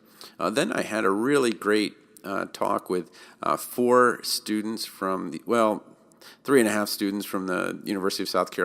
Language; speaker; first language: English; native; English